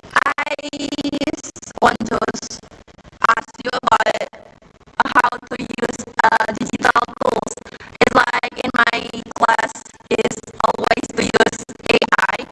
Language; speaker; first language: English; non-native, learner; Indonesian